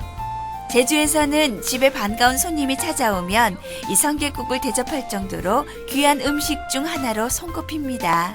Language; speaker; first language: Korean; native; Korean